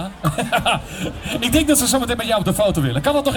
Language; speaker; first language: Dutch; native; Dutch